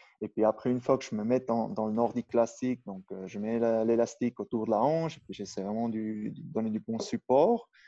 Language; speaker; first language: French; non-native, local second language; Swiss German